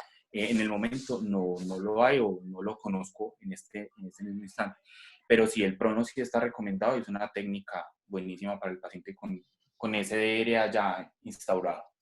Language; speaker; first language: Spanish; native; Spanish